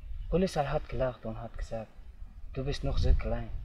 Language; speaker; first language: German; non-native, learner; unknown